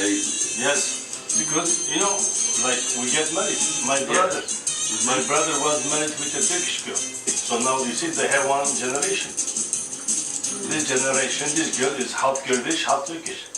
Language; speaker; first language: English; non-native, fluent; Kurdish